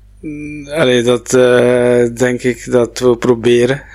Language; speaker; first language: Dutch; non-native, local second language; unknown